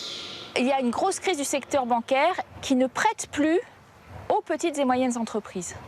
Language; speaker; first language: French; native; French